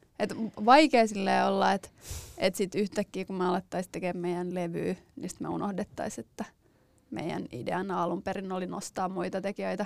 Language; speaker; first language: Finnish; native; Finnish